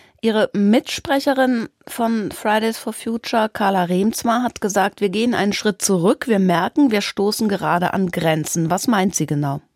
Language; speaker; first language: German; native; German